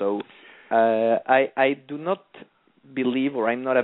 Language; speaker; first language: English; non-native, fluent; Spanish